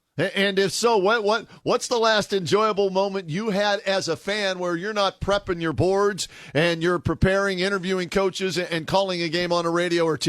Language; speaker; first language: English; native; English